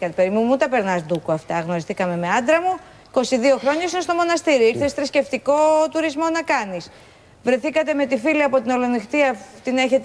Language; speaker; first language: Greek; native; Greek